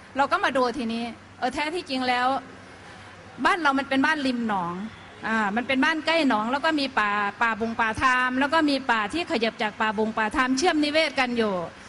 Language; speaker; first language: Thai; native; Thai